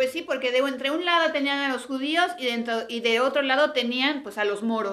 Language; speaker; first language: Spanish; native; Spanish